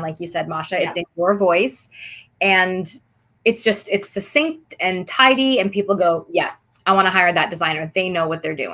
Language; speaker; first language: English; native; English